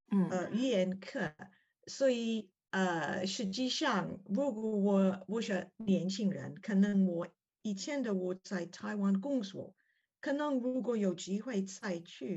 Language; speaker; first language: Chinese; non-native, learner; English